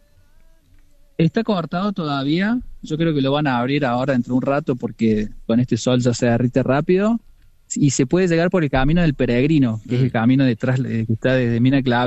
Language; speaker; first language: Spanish; native; Spanish